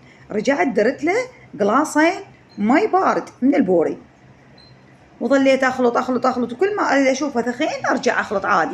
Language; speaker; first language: Arabic; native; Arabic